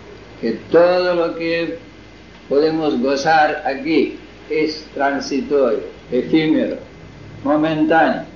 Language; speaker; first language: Spanish; non-native, fluent; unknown